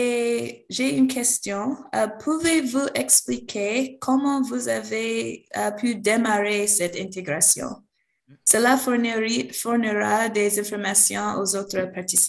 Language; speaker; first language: French; non-native, fluent; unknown